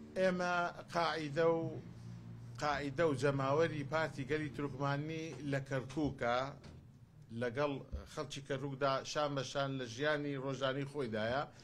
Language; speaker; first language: Central Kurdish; non-native, local second language; Azerbaijani